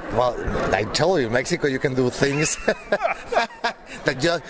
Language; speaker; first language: English; non-native, fluent; Spanish